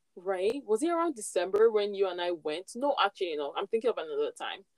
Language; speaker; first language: English; non-native, local second language; Yoruba